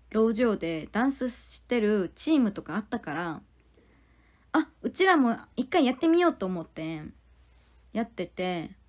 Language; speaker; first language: Japanese; non-native, fluent; Korean